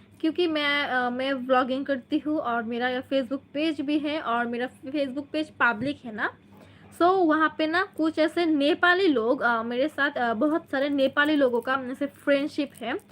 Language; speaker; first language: Hindi; non-native, local second language; Bangla